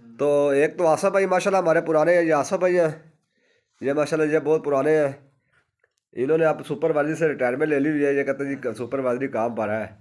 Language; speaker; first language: Urdu; non-native, local second language; Punjabi